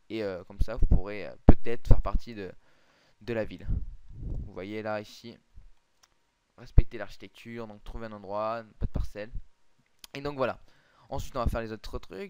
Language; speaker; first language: French; native; French